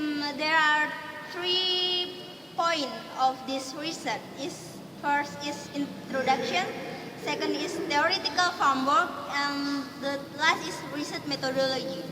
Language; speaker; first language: English; non-native, learner; Indonesian